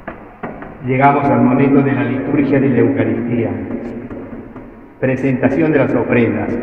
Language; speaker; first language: Spanish; native; Spanish